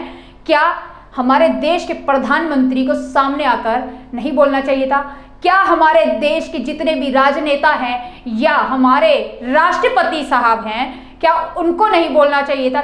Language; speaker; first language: Hindi; native; Hindi